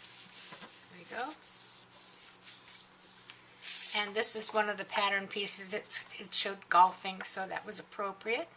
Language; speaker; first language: English; native; English